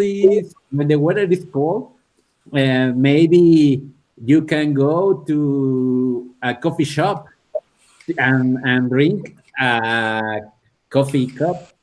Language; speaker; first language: English; non-native, learner; Spanish